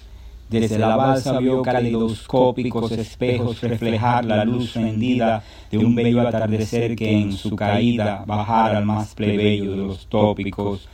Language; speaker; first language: Spanish; native; Spanish